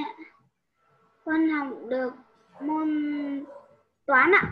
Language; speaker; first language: Vietnamese; native; Vietnamese